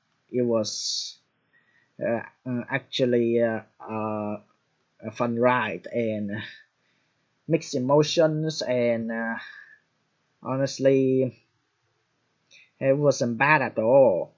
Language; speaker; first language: English; non-native, fluent; Vietnamese